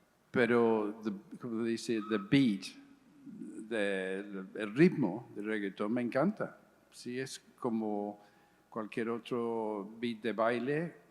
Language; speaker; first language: Spanish; early bilingual, heritage; English